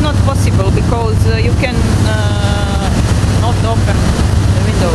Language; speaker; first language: English; non-native, learner; Croatian